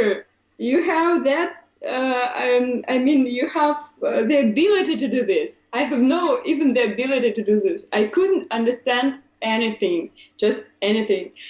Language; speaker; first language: English; non-native, fluent; Russian